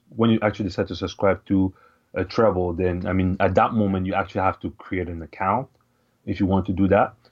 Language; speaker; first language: English; non-native, local second language; French